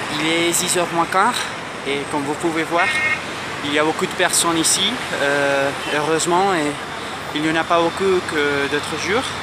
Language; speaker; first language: French; non-native, fluent; Spanish